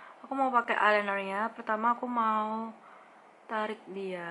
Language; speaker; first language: Indonesian; native; Indonesian